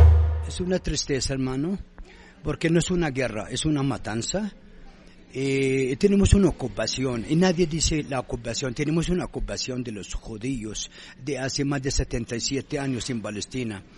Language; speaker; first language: Spanish; non-native, fluent; Arabic